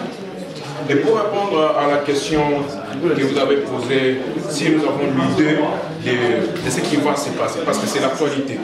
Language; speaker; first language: French; non-native, local second language; Lingala